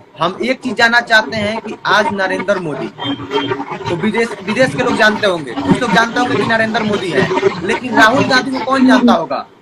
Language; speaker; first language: Hindi; native; Hindi